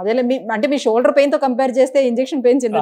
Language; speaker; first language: Telugu; native; Telugu